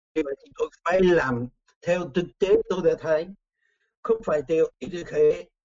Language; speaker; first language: Vietnamese; non-native, fluent; French